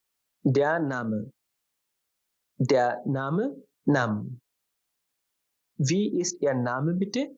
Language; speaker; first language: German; non-native, fluent; Bangla